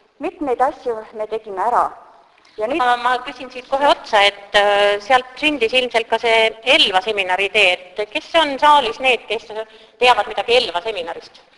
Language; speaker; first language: Estonian; native; Estonian